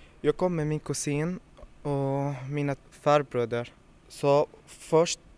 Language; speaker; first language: Swedish; non-native, learner; Arabic